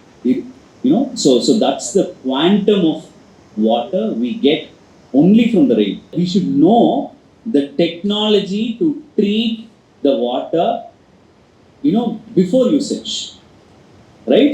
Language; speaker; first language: English; non-native, local second language; Tamil